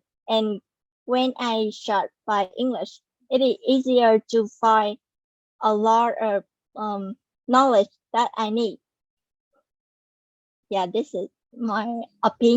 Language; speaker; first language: English; non-native, learner; Vietnamese